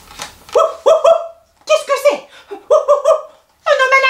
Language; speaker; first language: French; native; French